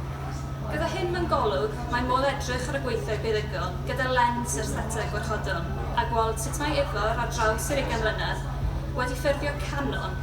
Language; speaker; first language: Welsh; native; Welsh